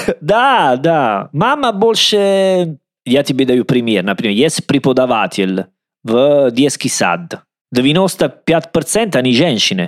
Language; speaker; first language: Russian; non-native, learner; Italian